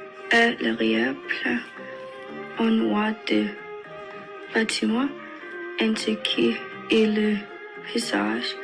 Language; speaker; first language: French; non-native, learner; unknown